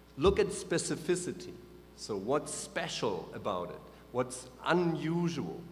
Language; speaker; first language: English; non-native, fluent; German